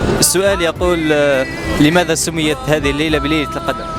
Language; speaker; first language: Arabic; native; Arabic